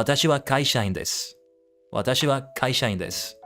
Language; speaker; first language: Japanese; non-native, learner; English